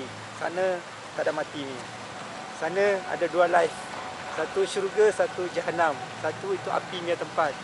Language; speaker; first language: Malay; non-native, local second language; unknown